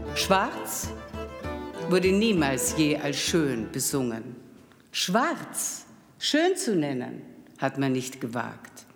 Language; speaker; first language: German; native; German